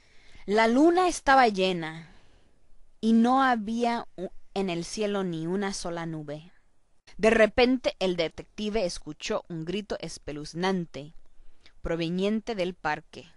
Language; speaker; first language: Spanish; non-native, learner; English